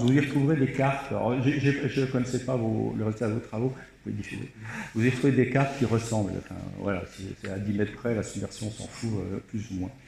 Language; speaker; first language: French; native; French